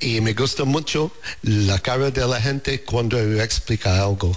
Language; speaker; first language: Spanish; non-native, learner; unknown